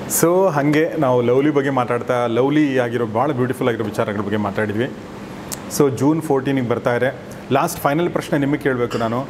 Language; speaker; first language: Kannada; native; Kannada